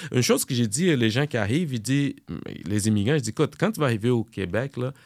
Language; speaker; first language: French; non-native, fluent; Portuguese